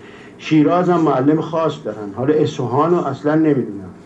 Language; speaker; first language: Persian; native; Persian